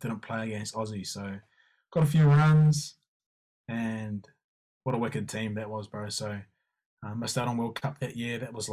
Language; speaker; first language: English; native; English